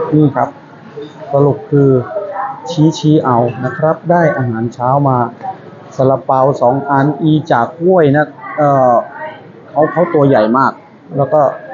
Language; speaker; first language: Thai; native; Thai